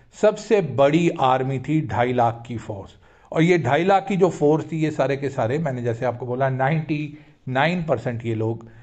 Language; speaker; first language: Urdu; native; Urdu